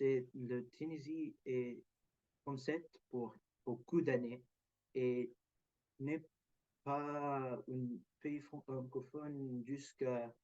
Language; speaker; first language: French; non-native, learner; Arabic